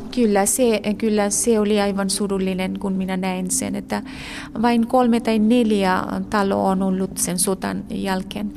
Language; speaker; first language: Finnish; non-native, fluent; Bangla